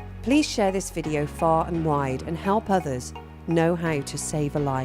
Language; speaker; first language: English; native; English